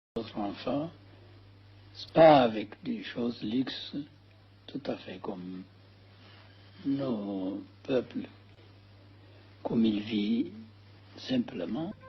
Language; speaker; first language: French; non-native, fluent; Amharic